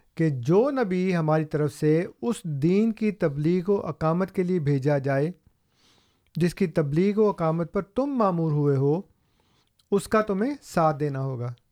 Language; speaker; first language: Urdu; non-native, local second language; Punjabi